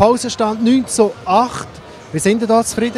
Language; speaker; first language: German; native; German